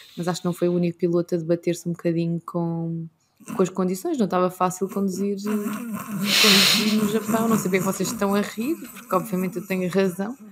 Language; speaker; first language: Portuguese; native; Portuguese